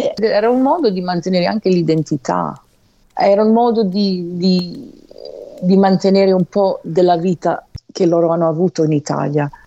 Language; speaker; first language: Italian; non-native, fluent; English